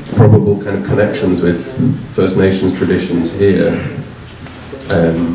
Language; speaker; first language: English; native; English